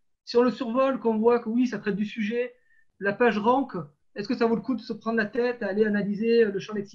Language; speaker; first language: French; native; French